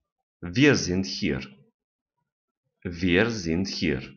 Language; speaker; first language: German; non-native, fluent; Romanian